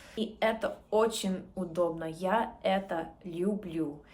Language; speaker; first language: Russian; non-native, learner; English